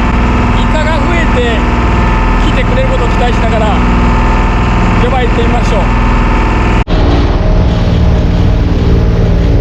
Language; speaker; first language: Japanese; native; Japanese